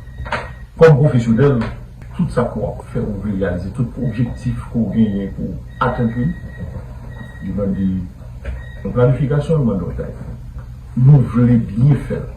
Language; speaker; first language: Haitian Creole; native; Haitian Creole